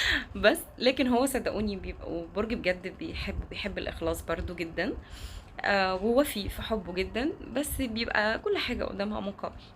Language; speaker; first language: Arabic; native; Arabic